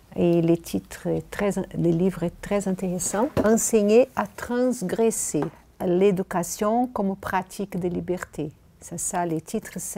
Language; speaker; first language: French; non-native, fluent; Portuguese